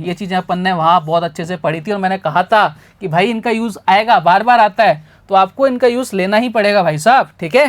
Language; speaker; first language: Hindi; native; Hindi